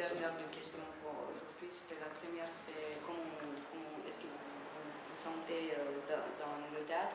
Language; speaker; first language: French; non-native, fluent; Romanian